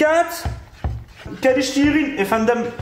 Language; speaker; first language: Turkish; non-native, learner; French